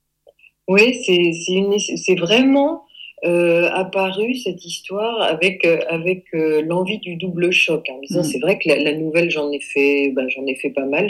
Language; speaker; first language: French; native; French